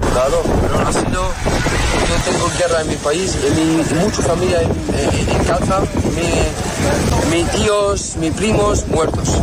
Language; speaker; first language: Spanish; non-native, learner; Arabic